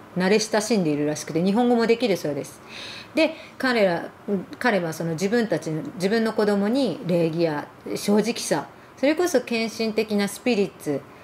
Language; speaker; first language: Japanese; early bilingual, other home language; Arabic